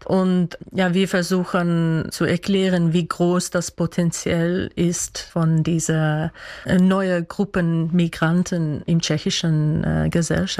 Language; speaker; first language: German; non-native, fluent; Dutch